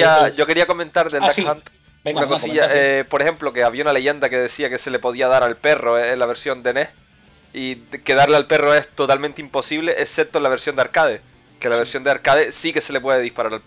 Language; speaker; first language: Spanish; native; Spanish